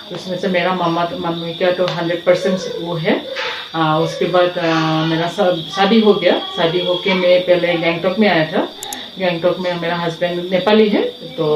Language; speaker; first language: Hindi; non-native, local second language; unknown